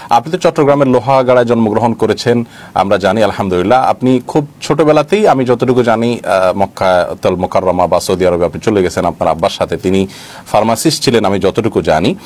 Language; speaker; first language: Bangla; native; Bangla